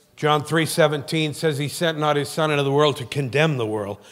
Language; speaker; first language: English; native; English